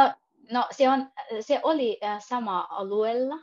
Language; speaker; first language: Finnish; non-native, learner; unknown